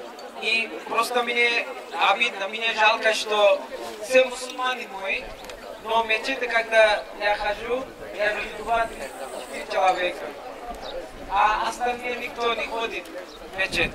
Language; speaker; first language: Russian; non-native, learner; Bangla